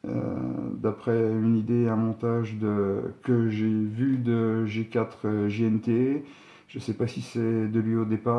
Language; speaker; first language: French; native; French